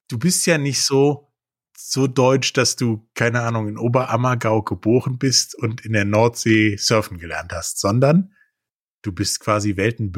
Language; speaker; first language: German; native; German